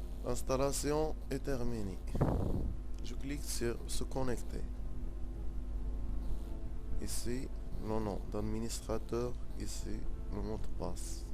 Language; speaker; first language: French; non-native, local second language; Arabic